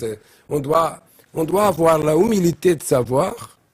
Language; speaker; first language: French; non-native, learner; Portuguese